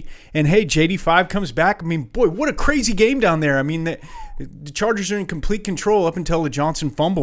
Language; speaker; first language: English; native; English